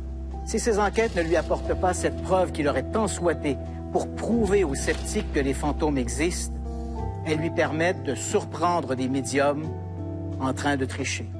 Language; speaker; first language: French; native; French